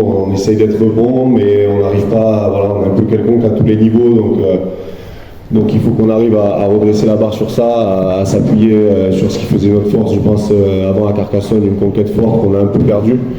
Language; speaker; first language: French; native; French